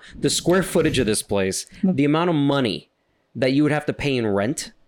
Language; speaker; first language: English; native; English